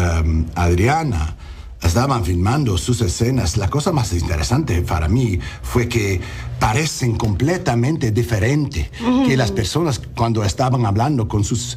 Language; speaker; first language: Spanish; early bilingual, heritage; English